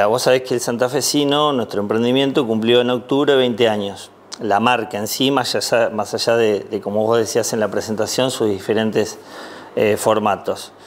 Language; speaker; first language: Spanish; native; Spanish